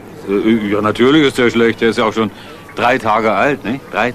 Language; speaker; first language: German; native; German